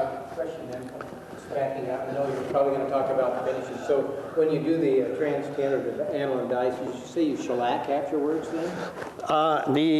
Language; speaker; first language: English; native; English